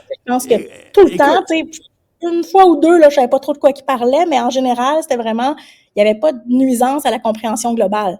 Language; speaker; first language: French; native; French